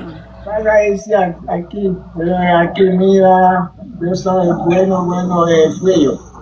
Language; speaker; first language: Spanish; non-native, learner; Haitian Creole